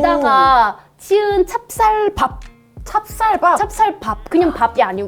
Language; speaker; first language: Korean; non-native, fluent; Vietnamese